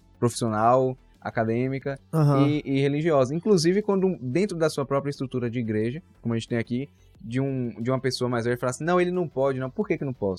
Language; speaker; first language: Portuguese; native; Portuguese